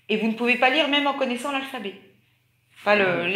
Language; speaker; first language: French; native; French